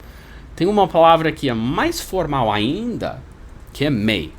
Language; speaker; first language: Portuguese; non-native, fluent; English